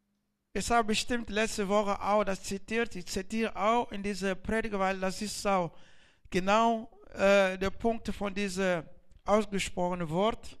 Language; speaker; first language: German; non-native, learner; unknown